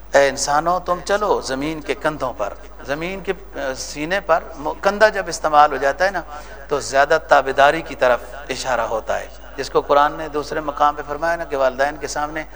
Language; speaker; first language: Urdu; non-native, local second language; Punjabi